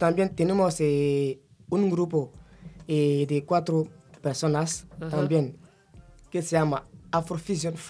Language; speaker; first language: Spanish; non-native, fluent; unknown